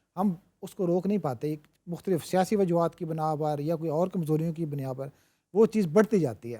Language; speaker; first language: Urdu; non-native, local second language; Punjabi